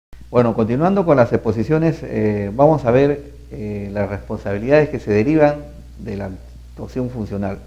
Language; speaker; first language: Spanish; native; Spanish